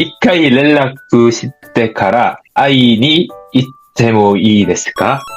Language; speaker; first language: Japanese; non-native, learner; Korean